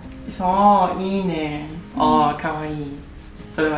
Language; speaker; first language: Japanese; non-native, learner; English